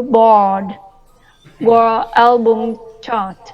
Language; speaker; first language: English; non-native, learner; Vietnamese